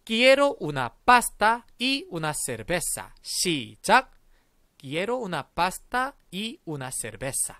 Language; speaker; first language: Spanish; non-native, fluent; Korean